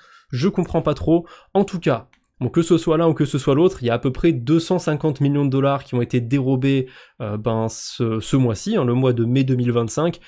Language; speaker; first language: French; native; French